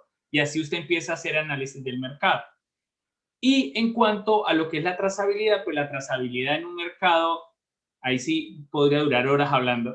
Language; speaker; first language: Spanish; native; Spanish